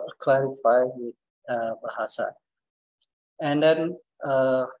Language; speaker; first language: English; non-native, learner; Indonesian